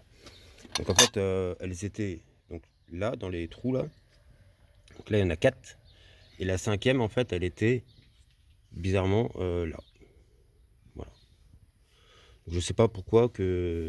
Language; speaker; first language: French; native; French